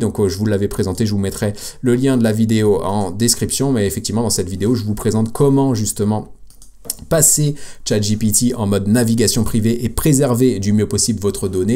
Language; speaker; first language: French; native; French